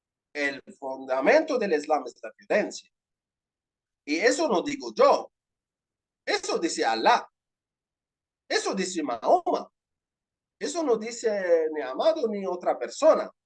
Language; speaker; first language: Spanish; non-native, fluent; Arabic